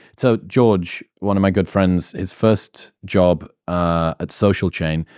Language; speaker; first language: English; native; English